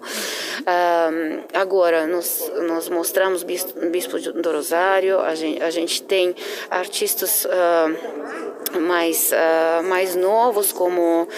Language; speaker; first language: Portuguese; non-native, fluent; Russian